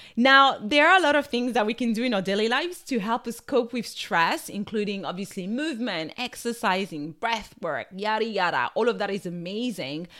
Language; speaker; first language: English; non-native, fluent; French